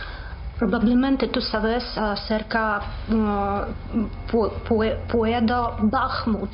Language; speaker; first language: Spanish; non-native, learner; Ukrainian